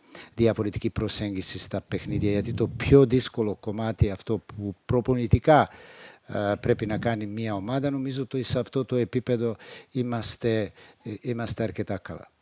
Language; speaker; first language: Greek; non-native, fluent; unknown